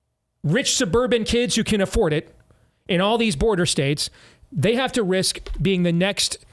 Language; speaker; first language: English; native; English